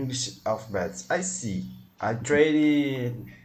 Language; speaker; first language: English; non-native, learner; Portuguese